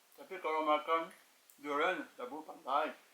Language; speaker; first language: Indonesian; non-native, learner; French